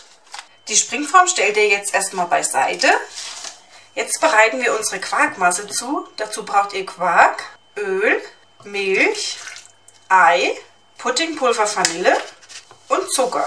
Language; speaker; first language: German; native; German